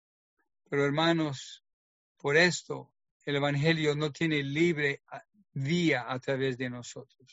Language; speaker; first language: Spanish; non-native, fluent; English